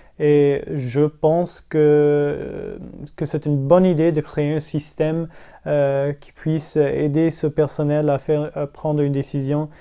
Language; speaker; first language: French; non-native, learner; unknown